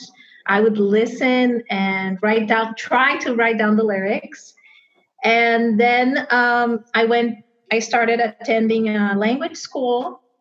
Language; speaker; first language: English; non-native, fluent; Portuguese